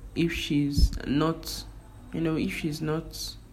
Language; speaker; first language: English; non-native, local second language; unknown